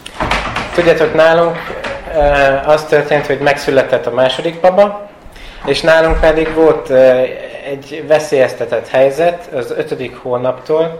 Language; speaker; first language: Hungarian; early bilingual, heritage; Hungarian